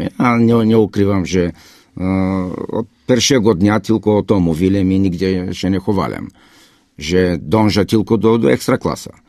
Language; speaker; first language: Polish; non-native, fluent; Bulgarian